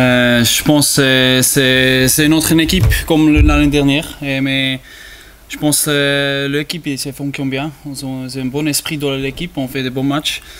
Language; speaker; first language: French; non-native, learner; German